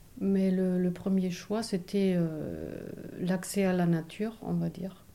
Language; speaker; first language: French; non-native, fluent; German